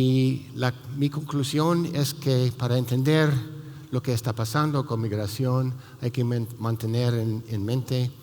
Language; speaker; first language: Spanish; non-native, fluent; English